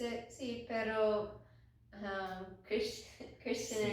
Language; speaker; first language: Spanish; non-native, learner; English